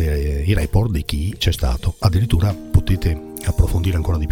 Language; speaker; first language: Italian; native; Italian